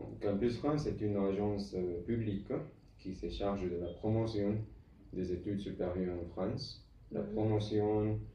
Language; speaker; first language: French; non-native, fluent; Spanish